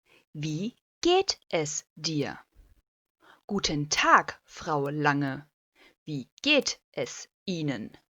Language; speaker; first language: German; non-native, fluent; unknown